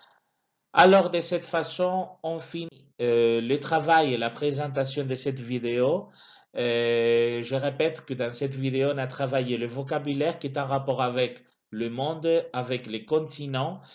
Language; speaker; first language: French; non-native, fluent; Spanish